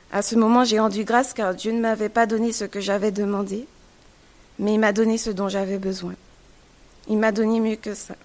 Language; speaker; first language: French; native; French